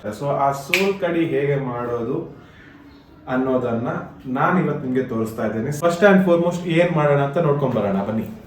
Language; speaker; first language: Kannada; non-native, local second language; Tulu